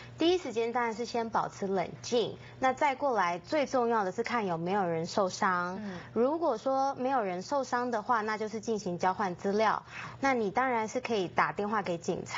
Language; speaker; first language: Chinese; native; Chinese